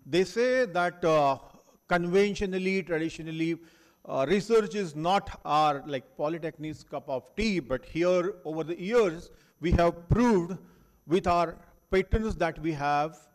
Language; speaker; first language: English; non-native, local second language; Marathi